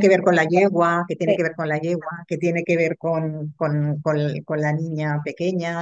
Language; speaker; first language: Spanish; native; Spanish